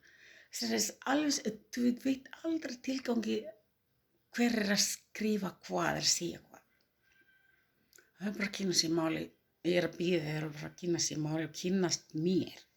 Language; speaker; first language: Icelandic; non-native, learner; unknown